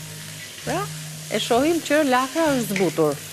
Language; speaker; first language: Albanian; native; Albanian